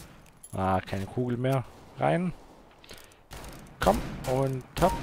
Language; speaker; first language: German; native; German